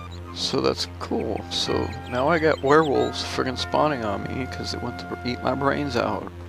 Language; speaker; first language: English; native; English